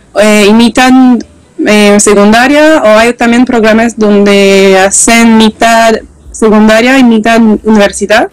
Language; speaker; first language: Spanish; non-native, learner; French